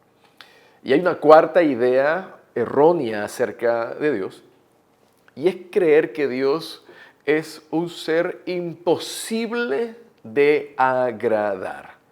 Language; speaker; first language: Spanish; native; Spanish